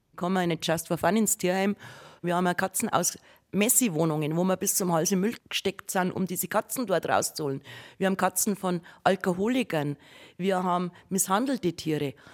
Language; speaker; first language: German; native; German